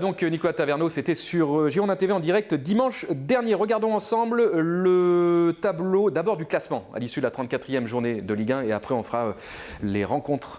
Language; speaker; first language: French; native; French